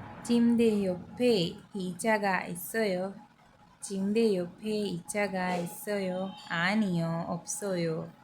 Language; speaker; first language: Korean; non-native, fluent; Hindi